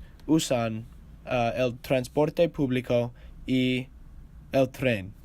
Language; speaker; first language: Spanish; non-native, learner; English